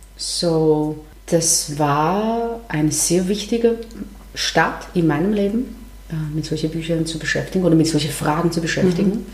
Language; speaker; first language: German; non-native, fluent; Chinese